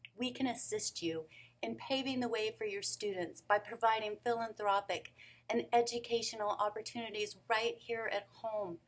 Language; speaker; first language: English; native; English